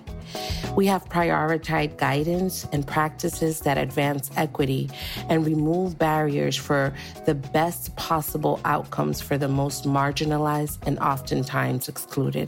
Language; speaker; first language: English; early bilingual, other home language; Spanish